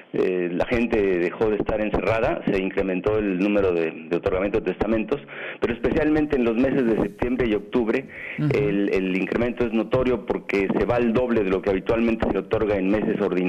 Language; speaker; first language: Spanish; native; Spanish